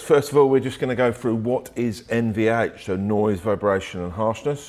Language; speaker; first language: English; native; English